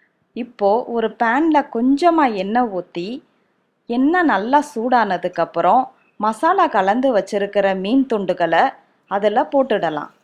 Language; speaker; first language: Tamil; native; Tamil